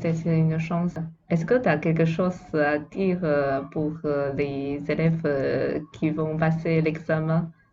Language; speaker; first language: French; non-native, fluent; Chinese